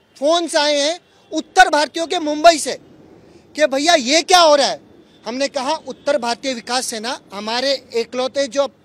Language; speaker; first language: Hindi; non-native, local second language; Punjabi